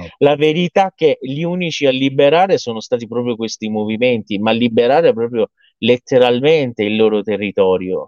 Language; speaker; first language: Italian; non-native, fluent; Persian